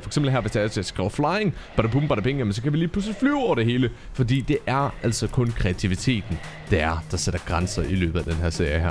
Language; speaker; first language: Danish; native; Danish